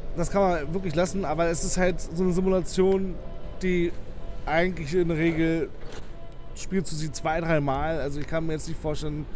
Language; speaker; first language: German; native; German